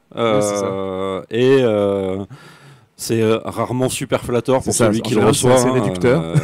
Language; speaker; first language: French; native; French